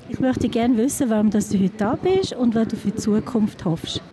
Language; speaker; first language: German; native; German